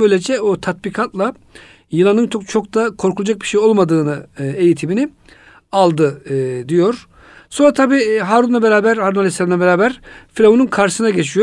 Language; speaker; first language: Turkish; native; Turkish